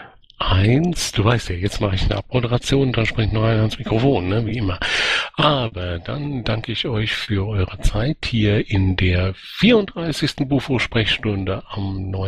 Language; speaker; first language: German; native; German